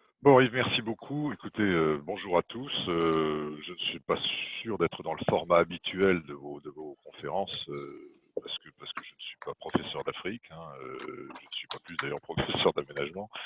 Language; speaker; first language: French; native; French